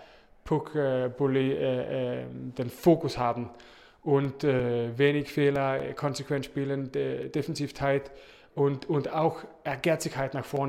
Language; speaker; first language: German; non-native, fluent; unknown